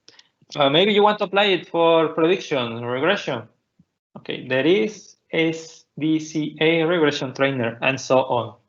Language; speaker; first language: English; non-native, fluent; Spanish